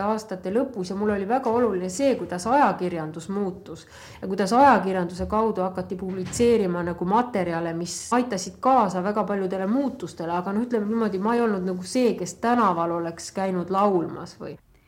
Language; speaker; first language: Estonian; native; Estonian